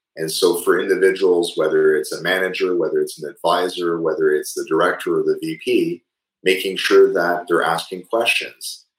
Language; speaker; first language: English; early bilingual, other home language; French